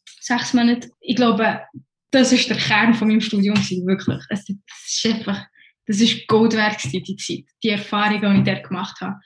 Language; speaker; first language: German; early bilingual, other home language; Arabic